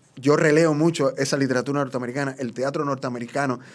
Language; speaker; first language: Spanish; native; Spanish